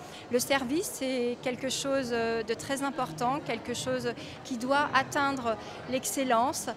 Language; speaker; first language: French; native; French